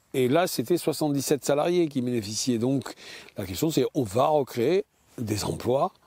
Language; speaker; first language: French; native; French